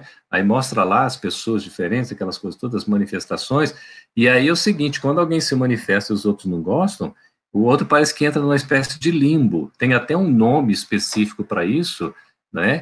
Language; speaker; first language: Portuguese; native; Portuguese